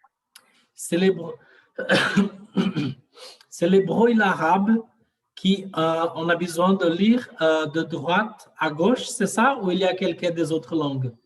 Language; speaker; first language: French; non-native, learner; Portuguese